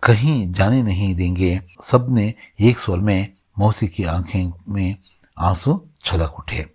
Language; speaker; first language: Hindi; non-native, local second language; Kannada